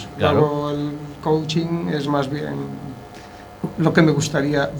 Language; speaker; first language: Spanish; native; Spanish